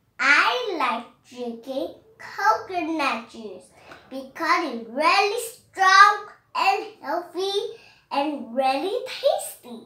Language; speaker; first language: English; non-native, learner; Vietnamese